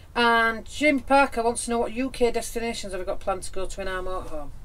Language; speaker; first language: English; native; English